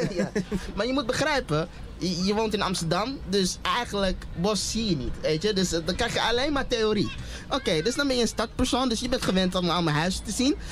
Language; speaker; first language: Dutch; native; Dutch